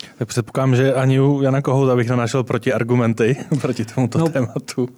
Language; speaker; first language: Czech; native; Czech